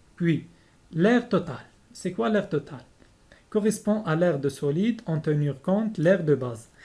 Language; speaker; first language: French; non-native, local second language; Arabic